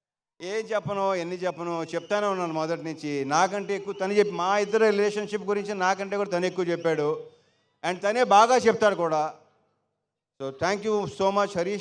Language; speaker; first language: Telugu; native; Telugu